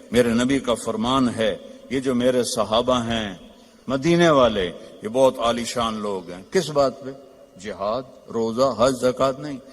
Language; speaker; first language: Urdu; non-native, local second language; Punjabi